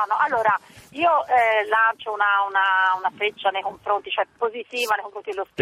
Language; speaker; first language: Italian; native; Italian